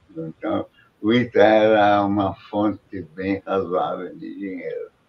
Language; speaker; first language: Portuguese; native; Portuguese